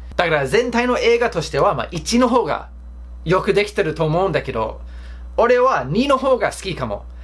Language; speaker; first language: Japanese; non-native, fluent; English